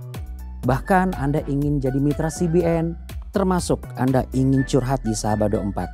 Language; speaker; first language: Indonesian; native; Indonesian